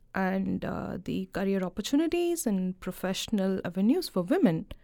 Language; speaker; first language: English; non-native, local second language; Malayalam